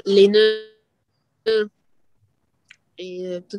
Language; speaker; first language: French; non-native, learner; Arabic